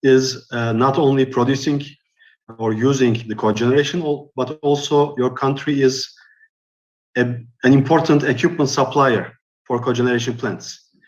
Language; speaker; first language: English; non-native, fluent; Turkish